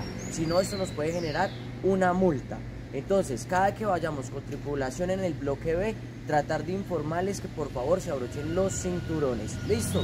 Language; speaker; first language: Spanish; native; Spanish